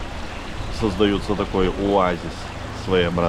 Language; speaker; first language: Russian; native; Russian